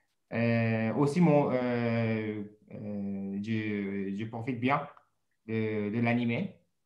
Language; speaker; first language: French; non-native, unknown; Japanese